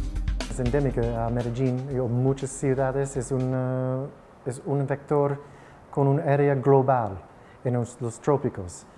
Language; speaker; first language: Spanish; non-native, fluent; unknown